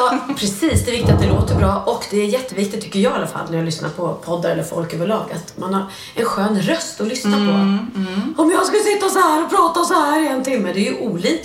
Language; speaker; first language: Swedish; native; Swedish